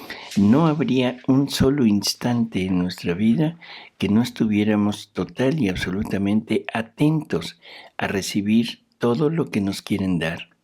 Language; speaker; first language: Spanish; native; Spanish